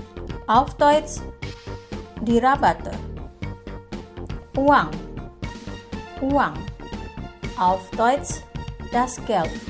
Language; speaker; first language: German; non-native, fluent; Indonesian